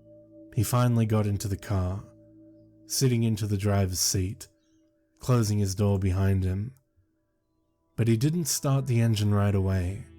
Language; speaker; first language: English; native; English